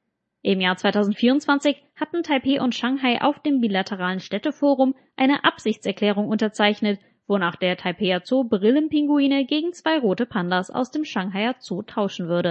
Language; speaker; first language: German; native; German